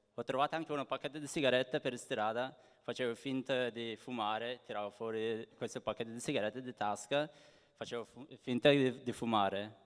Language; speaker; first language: Italian; non-native, fluent; Persian